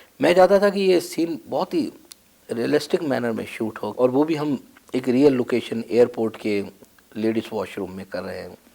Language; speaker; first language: Hindi; native; Hindi